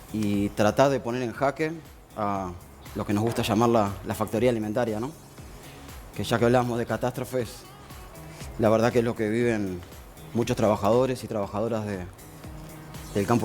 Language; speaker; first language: Spanish; native; Spanish